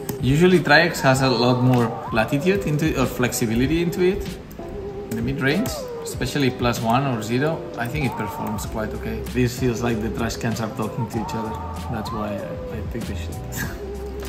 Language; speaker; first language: English; non-native, fluent; Spanish